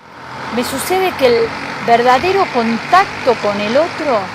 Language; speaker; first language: Spanish; native; Spanish